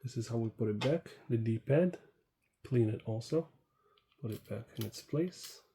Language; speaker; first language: English; non-native, fluent; Arabic